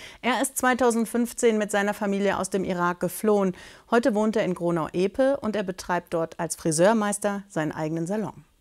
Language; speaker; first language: German; native; German